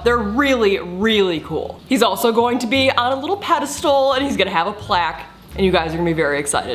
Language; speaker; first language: English; native; English